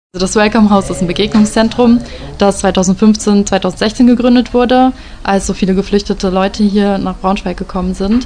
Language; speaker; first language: German; native; German